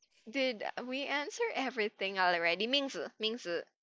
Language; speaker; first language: English; native; English